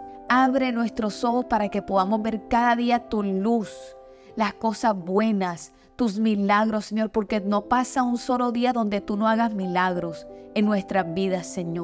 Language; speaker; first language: Spanish; native; Spanish